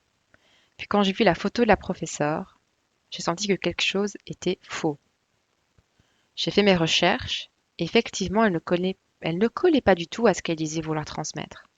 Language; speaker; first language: French; native; French